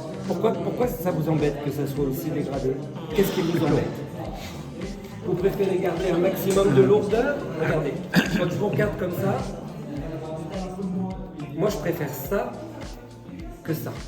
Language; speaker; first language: French; native; French